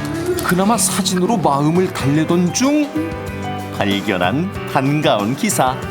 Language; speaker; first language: Korean; native; Korean